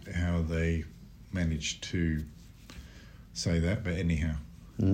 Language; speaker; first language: English; native; English